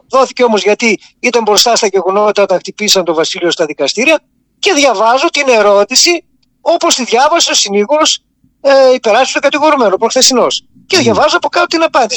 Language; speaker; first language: Greek; native; Greek